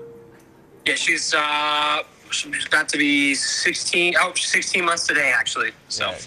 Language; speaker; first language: English; early bilingual, heritage; English